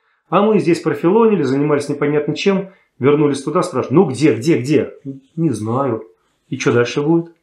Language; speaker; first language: Russian; native; Russian